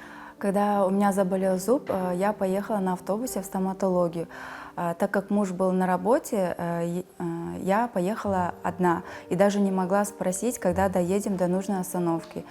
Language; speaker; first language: Russian; non-native, local second language; Kazakh